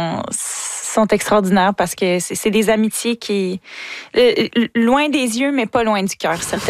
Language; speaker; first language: French; native; French